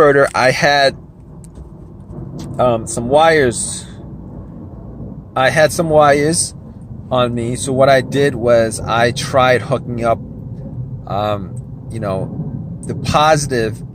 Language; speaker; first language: English; native; English